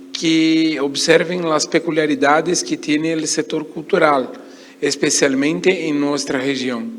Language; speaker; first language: Portuguese; native; Portuguese